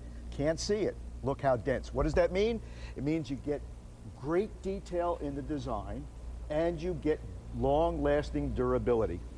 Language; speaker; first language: English; native; English